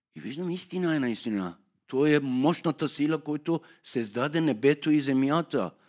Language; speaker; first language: Bulgarian; non-native, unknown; Persian